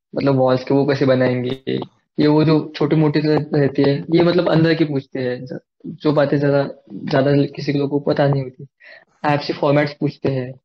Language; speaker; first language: Hindi; non-native, local second language; Marathi